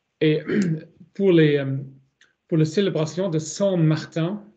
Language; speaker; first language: French; non-native, learner; German